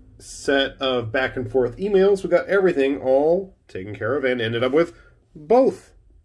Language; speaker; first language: English; native; English